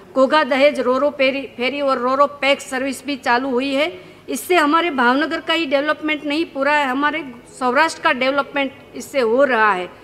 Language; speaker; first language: Hindi; non-native, local second language; Gujarati